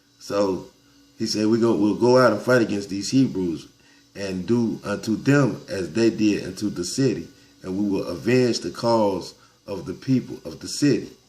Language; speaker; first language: English; native; English